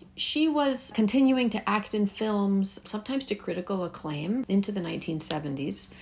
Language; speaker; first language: English; early bilingual, heritage; Persian